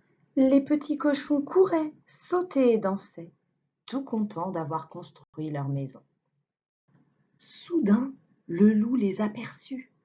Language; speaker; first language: French; native; French